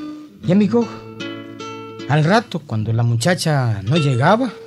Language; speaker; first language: Spanish; native; Spanish